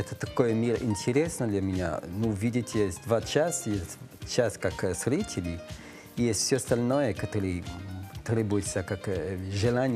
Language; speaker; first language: Russian; non-native, learner; French